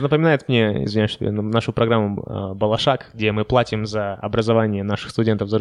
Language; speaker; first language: Russian; native; Russian